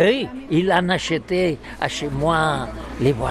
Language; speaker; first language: French; non-native, learner; Catalan